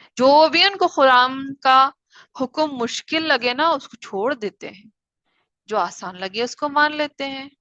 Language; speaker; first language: Urdu; native; Urdu